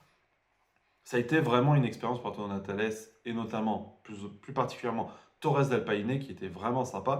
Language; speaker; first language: French; native; French